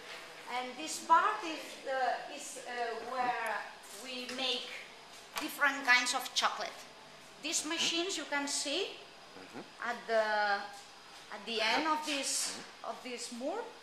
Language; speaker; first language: English; non-native, learner; Spanish